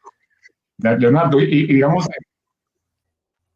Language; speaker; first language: Spanish; native; Spanish